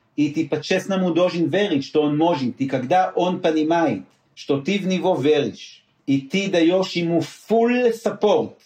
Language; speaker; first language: Russian; non-native, learner; Hebrew